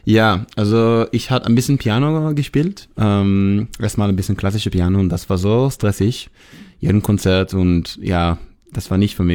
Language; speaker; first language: German; non-native, learner; Hebrew